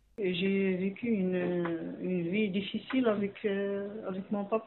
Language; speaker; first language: French; non-native, learner; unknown